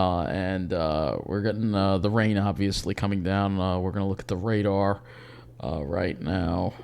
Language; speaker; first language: English; native; English